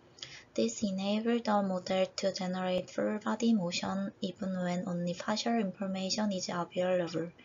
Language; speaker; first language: English; non-native, fluent; Korean